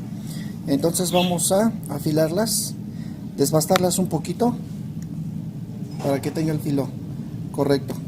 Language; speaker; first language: Spanish; native; Spanish